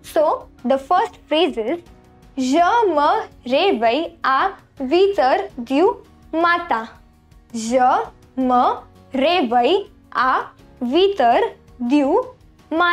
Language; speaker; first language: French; non-native, fluent; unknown